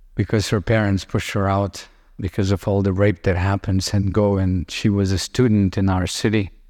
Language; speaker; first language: English; non-native, fluent; Lithuanian